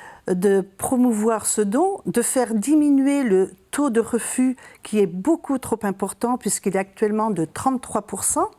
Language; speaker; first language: French; native; French